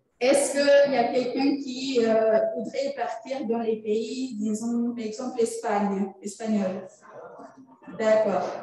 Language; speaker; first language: French; non-native, fluent; Italian